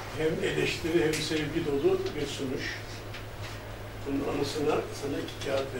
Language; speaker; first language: Turkish; native; Turkish